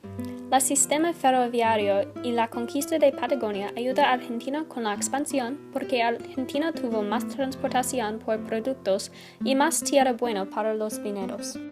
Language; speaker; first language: Spanish; non-native, learner; English